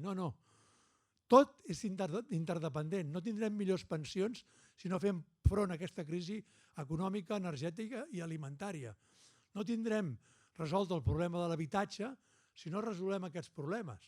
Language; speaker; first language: Catalan; native; Catalan